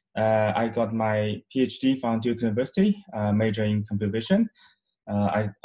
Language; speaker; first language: English; non-native, fluent; Chinese